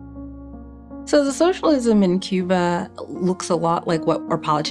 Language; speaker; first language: English; native; English